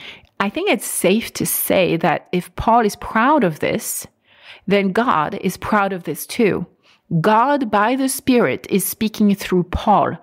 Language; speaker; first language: English; non-native, fluent; French